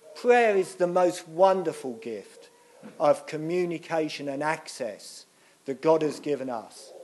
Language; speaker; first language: English; native; English